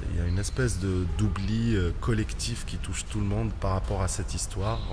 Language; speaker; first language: French; non-native, local second language; Arabic